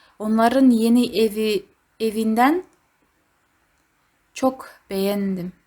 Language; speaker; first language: Turkish; non-native, fluent; Kazakh